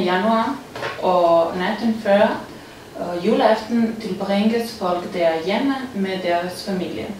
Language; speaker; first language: Danish; non-native, learner; Serbian